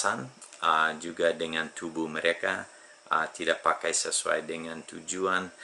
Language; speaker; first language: Indonesian; non-native, fluent; English